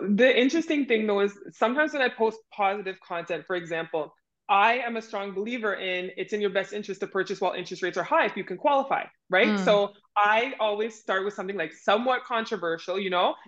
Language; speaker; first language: English; native; English